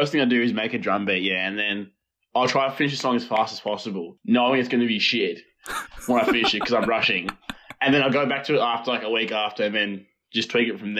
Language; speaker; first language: English; native; English